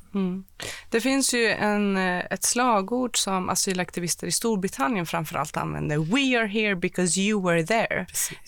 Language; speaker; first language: Swedish; early bilingual, other home language; Persian